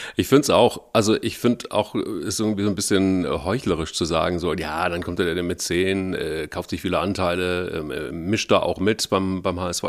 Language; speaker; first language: German; native; German